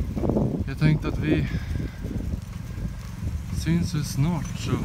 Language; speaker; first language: Swedish; native; Swedish